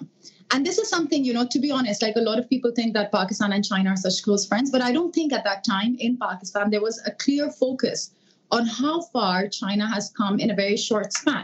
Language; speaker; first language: English; non-native, local second language; Urdu